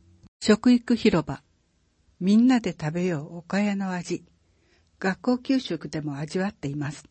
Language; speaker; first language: Japanese; native; Japanese